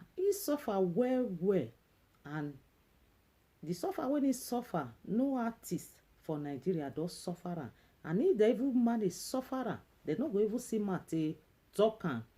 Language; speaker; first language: Nigerian Pidgin; native; Nigerian Pidgin